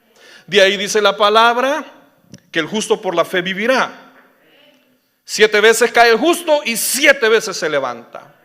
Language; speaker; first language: Spanish; native; Spanish